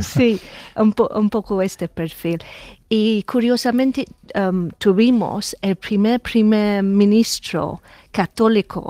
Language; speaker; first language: Spanish; non-native, fluent; English